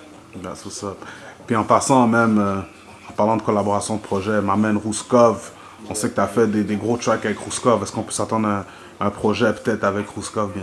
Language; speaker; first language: French; native; French